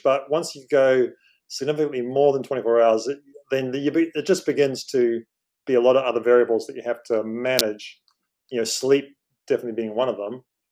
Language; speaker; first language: English; native; English